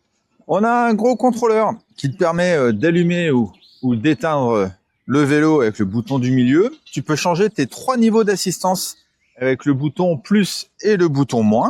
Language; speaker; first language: French; native; French